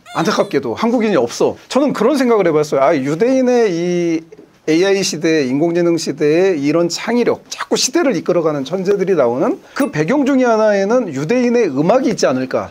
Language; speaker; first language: Korean; native; Korean